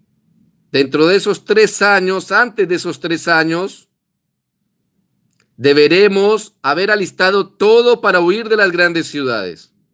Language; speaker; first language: Spanish; native; Spanish